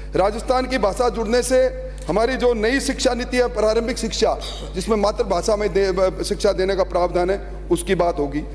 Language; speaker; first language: Hindi; native; Hindi